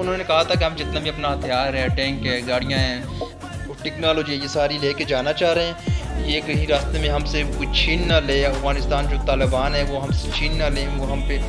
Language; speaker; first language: Hindi; non-native, local second language; Punjabi